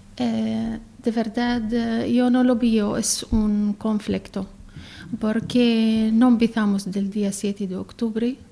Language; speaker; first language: Spanish; non-native, learner; Arabic